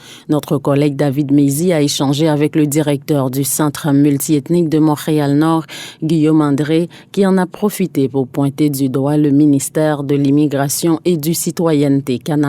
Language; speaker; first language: French; native; French